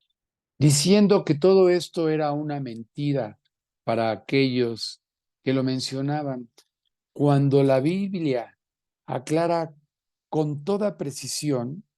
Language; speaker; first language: Spanish; native; Spanish